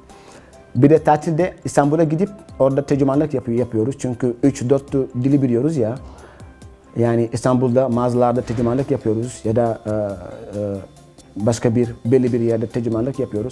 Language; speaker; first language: Turkish; non-native, fluent; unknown